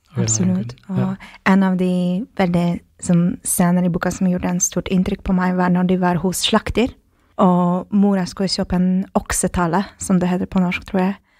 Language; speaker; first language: Norwegian; non-native, fluent; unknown